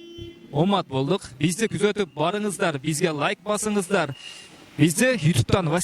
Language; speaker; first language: Kyrgyz; native; Kyrgyz